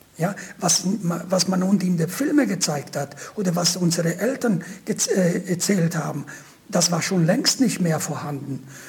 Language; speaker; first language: German; non-native, fluent; Italian